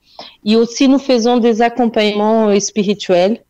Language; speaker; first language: French; non-native, fluent; Portuguese